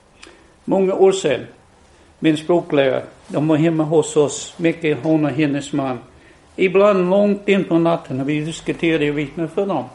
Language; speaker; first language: Swedish; non-native, fluent; English